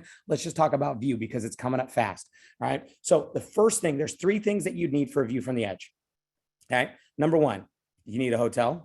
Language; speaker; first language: English; native; English